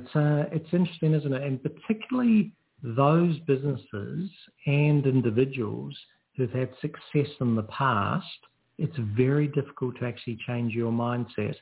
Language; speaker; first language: English; native; English